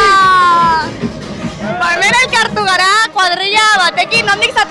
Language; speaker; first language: Basque; native; Basque